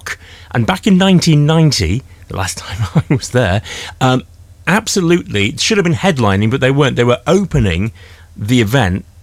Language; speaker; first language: English; native; English